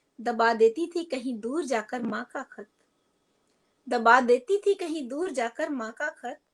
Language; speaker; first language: Hindi; native; Hindi